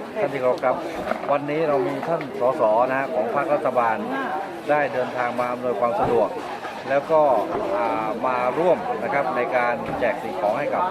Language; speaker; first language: Thai; native; Thai